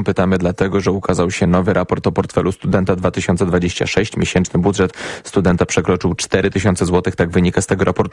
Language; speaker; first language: Polish; native; Polish